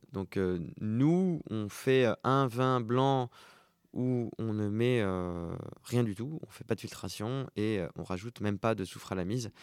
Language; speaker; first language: French; native; French